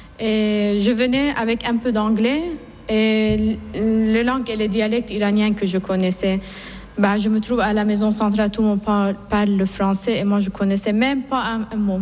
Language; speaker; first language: French; non-native, fluent; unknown